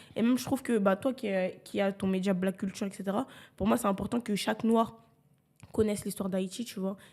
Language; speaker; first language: French; early bilingual, other home language; Haitian Creole